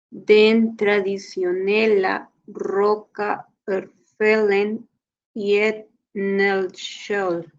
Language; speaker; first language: Swedish; non-native, learner; Spanish